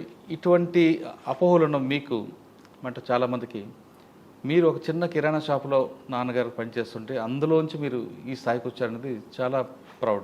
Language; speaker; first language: Telugu; native; Telugu